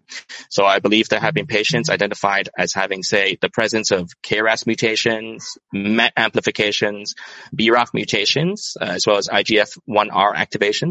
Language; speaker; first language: English; non-native, local second language; Cantonese